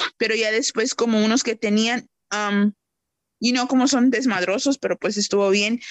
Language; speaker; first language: Spanish; early bilingual, heritage; Spanish